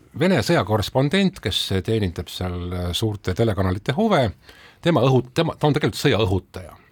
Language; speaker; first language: Estonian; non-native, local second language; Russian